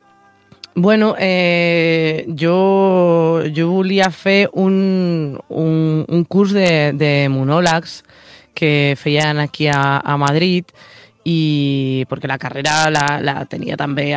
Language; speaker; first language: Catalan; non-native, learner; Spanish